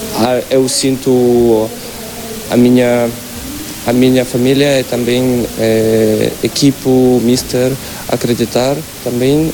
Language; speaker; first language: Portuguese; non-native, learner; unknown